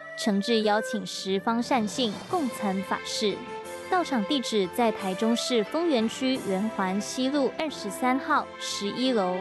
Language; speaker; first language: Chinese; native; Chinese